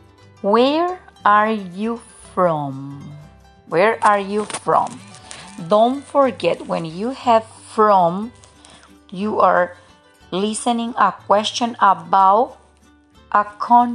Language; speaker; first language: English; non-native, learner; Spanish